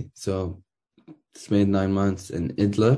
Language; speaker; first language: English; non-native, learner; Arabic